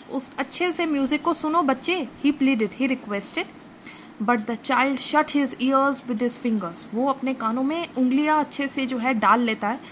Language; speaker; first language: Hindi; native; Hindi